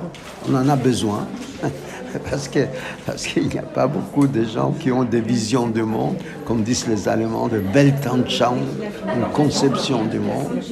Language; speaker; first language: French; non-native, fluent; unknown